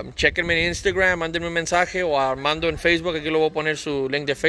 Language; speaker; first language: Spanish; early bilingual, other home language; English